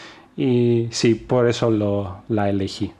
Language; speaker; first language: Spanish; non-native, fluent; Greek